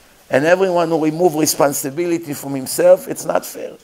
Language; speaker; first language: English; non-native, fluent; Hebrew